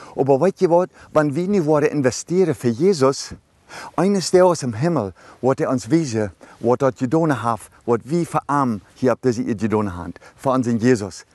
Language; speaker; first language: German; early bilingual, other home language; Low German